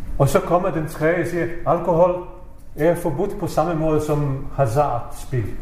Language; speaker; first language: Danish; non-native, fluent; Bosnian